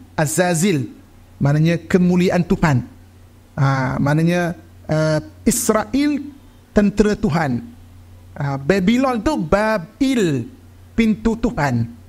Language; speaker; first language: Malay; native; Malay